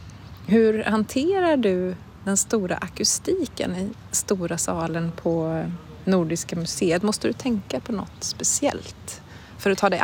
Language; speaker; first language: Swedish; native; Swedish